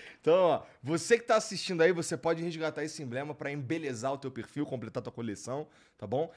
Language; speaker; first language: Portuguese; native; Portuguese